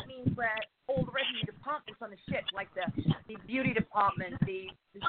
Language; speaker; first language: English; native; English